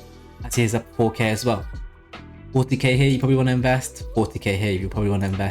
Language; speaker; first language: English; native; English